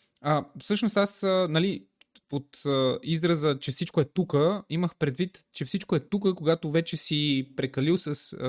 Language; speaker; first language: Bulgarian; native; Bulgarian